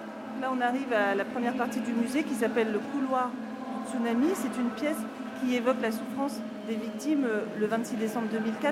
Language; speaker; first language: French; native; French